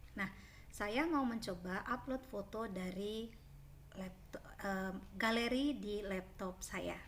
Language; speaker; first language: Indonesian; native; Indonesian